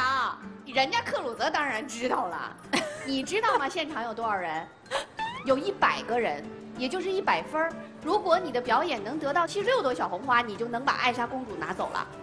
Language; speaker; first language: Chinese; native; Chinese